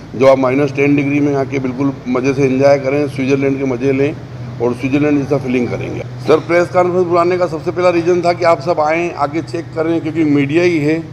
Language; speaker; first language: Hindi; non-native, local second language; Gujarati